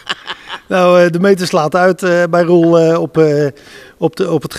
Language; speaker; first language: Dutch; native; Dutch